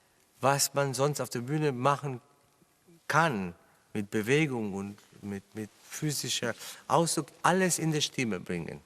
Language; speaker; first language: German; non-native, fluent; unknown